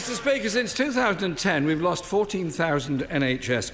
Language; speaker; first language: English; native; English